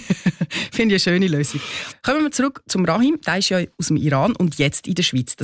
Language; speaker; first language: German; native; German